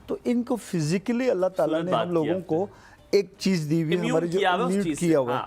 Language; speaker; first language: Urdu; non-native, local second language; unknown